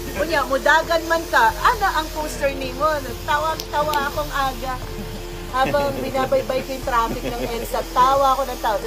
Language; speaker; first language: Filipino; non-native, local second language; Cebuano